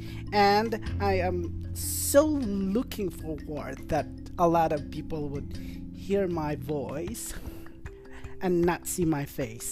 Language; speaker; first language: English; non-native, local second language; Filipino